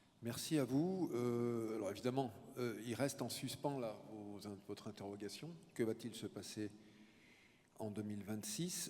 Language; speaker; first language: French; native; French